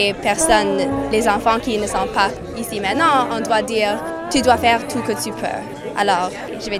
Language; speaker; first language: French; non-native, learner; English